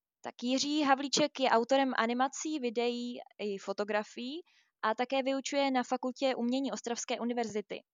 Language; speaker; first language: Czech; native; Czech